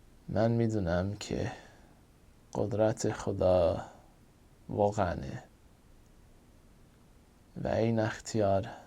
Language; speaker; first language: Persian; non-native, fluent; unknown